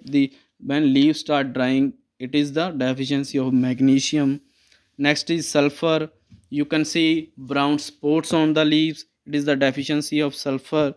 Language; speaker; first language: English; non-native, local second language; Punjabi